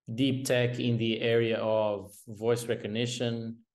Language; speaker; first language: English; non-native, fluent; Portuguese